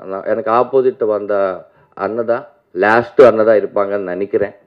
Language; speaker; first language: Tamil; non-native, learner; Telugu